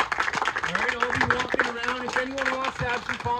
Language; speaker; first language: English; early bilingual, other home language; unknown